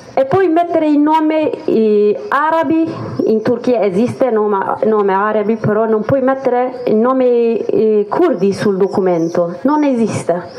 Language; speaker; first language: Italian; non-native, fluent; Kurdish